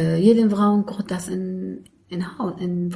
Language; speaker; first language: German; non-native, learner; Arabic